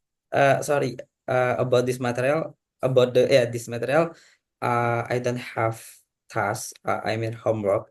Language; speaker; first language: English; non-native, learner; Indonesian